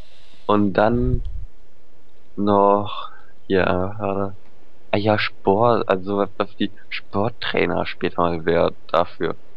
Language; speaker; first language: German; native; German